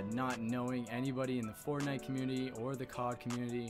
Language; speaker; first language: English; native; English